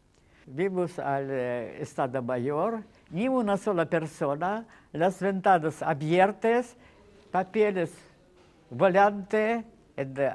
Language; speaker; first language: Spanish; non-native, fluent; Russian